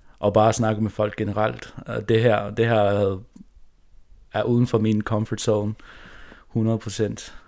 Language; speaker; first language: Danish; non-native, local second language; Faroese